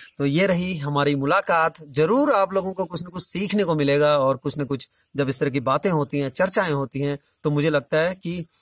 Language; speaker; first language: Hindi; native; Hindi